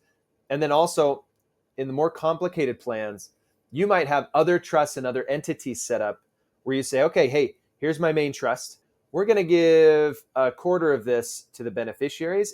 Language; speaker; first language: English; native; English